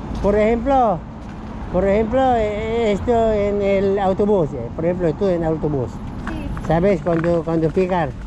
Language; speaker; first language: Spanish; non-native, learner; Filipino